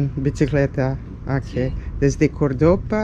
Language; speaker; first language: Spanish; non-native, learner; Serbian